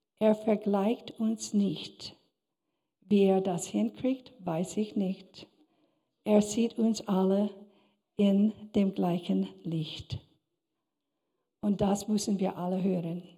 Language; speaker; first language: German; non-native, fluent; English